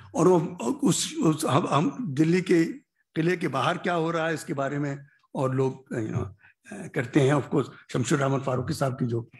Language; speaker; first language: Hindi; native; Hindi